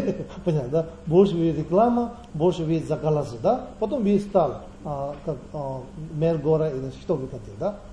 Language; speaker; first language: Russian; non-native, learner; Tibetan